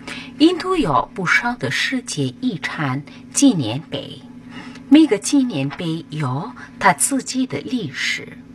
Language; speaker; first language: Chinese; non-native, fluent; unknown